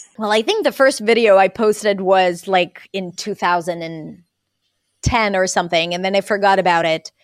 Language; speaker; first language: English; non-native, fluent; Hebrew